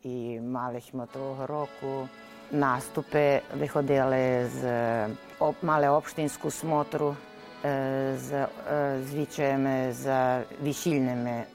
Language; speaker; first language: Ukrainian; early bilingual, heritage; Ukrainian